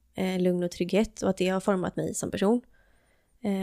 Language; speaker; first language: Swedish; native; Swedish